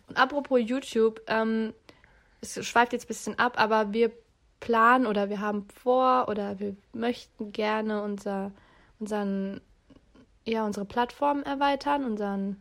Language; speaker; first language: German; early bilingual, other home language; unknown